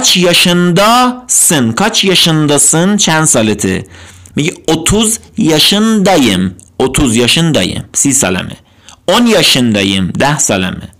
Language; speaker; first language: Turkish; non-native, fluent; Persian